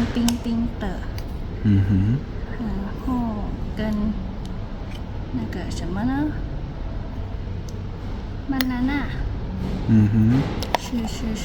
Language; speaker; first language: Chinese; non-native, learner; Mongolian